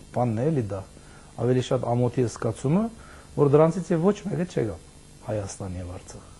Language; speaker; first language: Armenian; early bilingual, heritage; Armenian